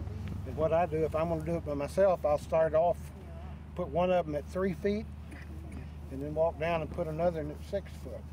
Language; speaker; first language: English; native; English